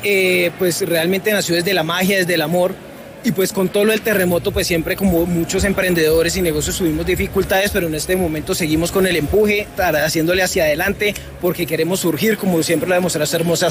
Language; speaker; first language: Spanish; native; Spanish